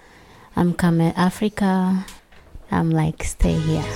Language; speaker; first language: English; non-native, learner; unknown